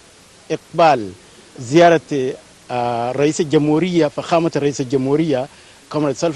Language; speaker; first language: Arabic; non-native, local second language; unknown